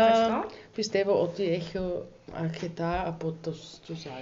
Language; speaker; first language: Greek; non-native, learner; German